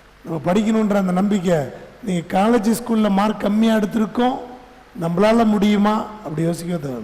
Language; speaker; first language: Tamil; native; Tamil